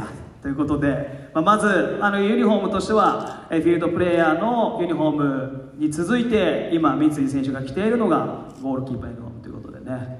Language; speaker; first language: Japanese; native; Japanese